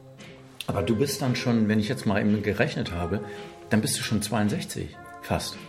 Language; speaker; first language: German; native; German